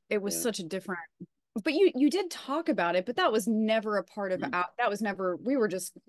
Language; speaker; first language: English; native; English